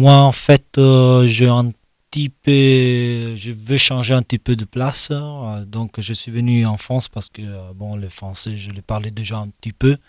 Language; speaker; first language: French; non-native, fluent; Italian